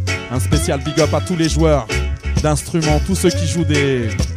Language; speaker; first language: French; native; French